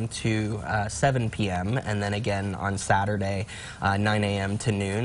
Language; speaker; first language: English; native; English